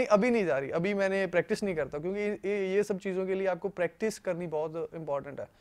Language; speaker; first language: Hindi; non-native, local second language; Punjabi